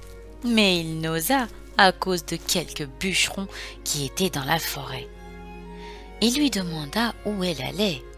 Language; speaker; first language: French; native; French